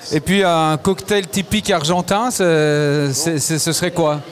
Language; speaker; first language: French; native; French